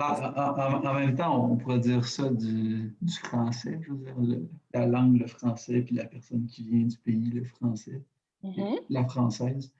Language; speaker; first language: French; native; French